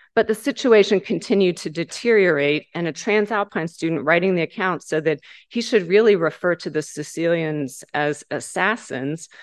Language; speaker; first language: English; native; English